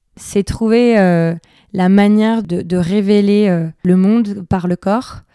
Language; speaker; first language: French; native; French